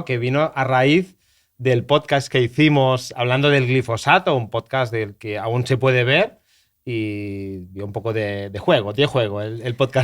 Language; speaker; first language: Spanish; native; Spanish